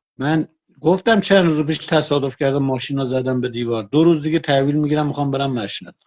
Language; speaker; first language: Persian; non-native, local second language; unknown